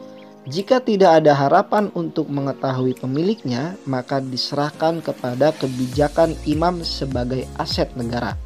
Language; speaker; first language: Indonesian; native; Indonesian